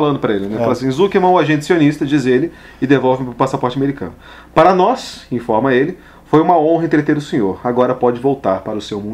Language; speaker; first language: Portuguese; native; Portuguese